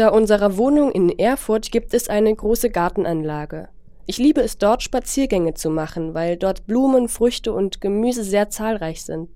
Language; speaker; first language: German; non-native, fluent; Chinese